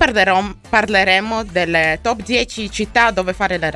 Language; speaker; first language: Italian; native; Italian